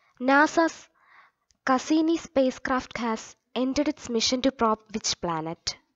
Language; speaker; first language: English; non-native, local second language; Malayalam